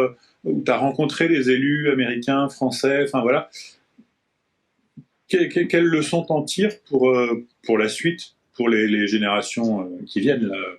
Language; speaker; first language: French; native; French